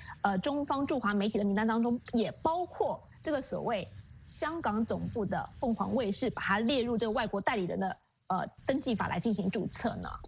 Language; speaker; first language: Chinese; native; Chinese